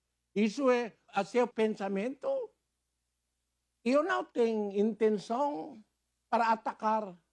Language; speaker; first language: Portuguese; non-native, learner; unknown